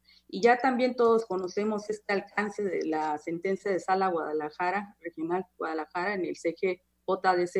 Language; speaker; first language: Spanish; native; Spanish